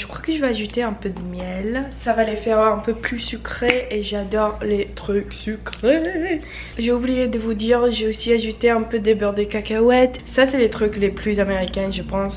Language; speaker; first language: French; non-native, fluent; English